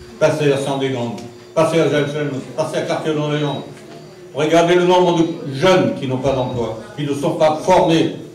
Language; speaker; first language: French; non-native, local second language; German